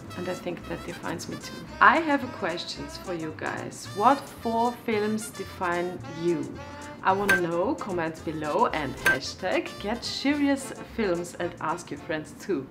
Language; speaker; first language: English; non-native, fluent; German